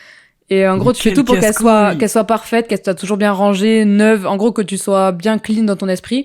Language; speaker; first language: French; native; French